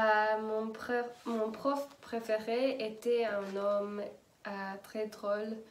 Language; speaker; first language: French; non-native, learner; English